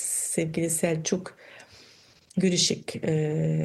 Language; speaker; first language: Turkish; non-native, fluent; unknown